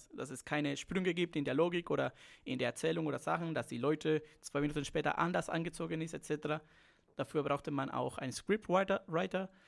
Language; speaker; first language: German; non-native, fluent; Spanish